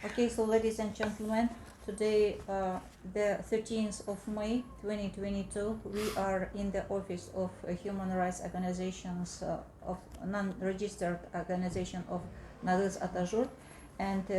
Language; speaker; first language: English; non-native, fluent; Kazakh